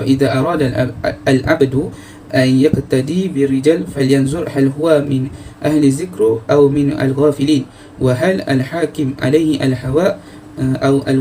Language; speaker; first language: Arabic; non-native, learner; Malay